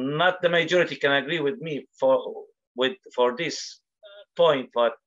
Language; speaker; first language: English; non-native, fluent; Arabic